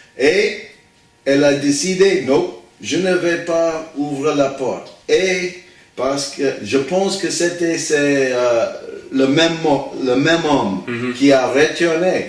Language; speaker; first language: French; non-native, learner; English